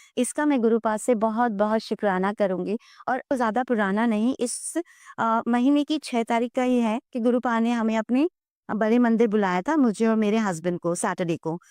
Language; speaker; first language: Hindi; non-native, local second language; Bangla